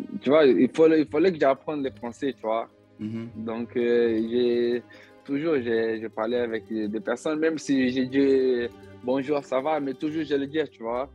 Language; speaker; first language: French; non-native, learner; Portuguese